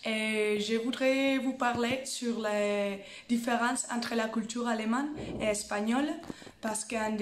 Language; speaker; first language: French; non-native, fluent; Spanish